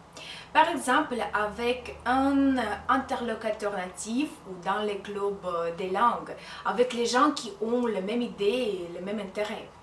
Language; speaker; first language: French; non-native, fluent; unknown